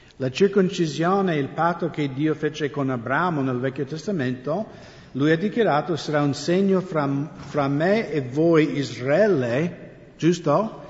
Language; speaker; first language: Italian; non-native, fluent; English